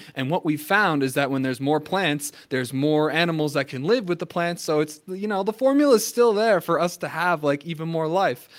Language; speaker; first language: English; native; English